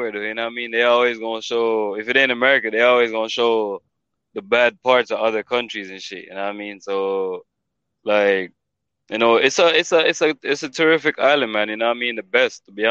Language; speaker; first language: English; non-native, local second language; Jamaican Creole English